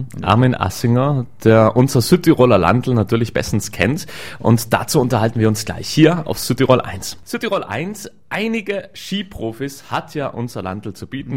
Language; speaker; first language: German; native; German